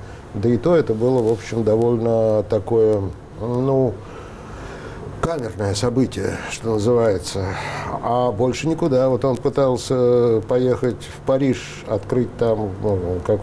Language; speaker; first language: Russian; native; Russian